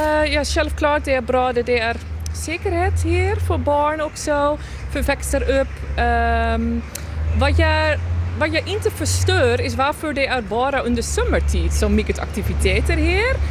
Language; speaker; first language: Swedish; non-native, learner; Dutch